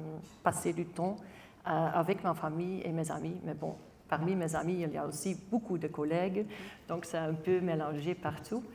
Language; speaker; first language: French; non-native, local second language; Dutch